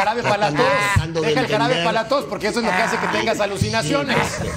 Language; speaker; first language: Spanish; native; Spanish